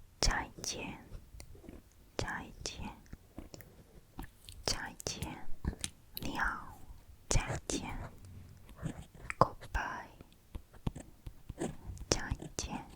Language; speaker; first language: Chinese; non-native, learner; Korean